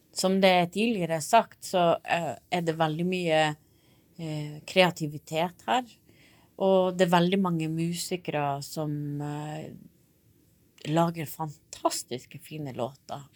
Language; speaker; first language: Norwegian; native; Norwegian